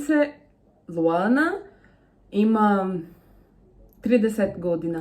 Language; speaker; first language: Bosnian; non-native, learner; Portuguese